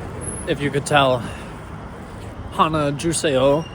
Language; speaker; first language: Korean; non-native, learner; English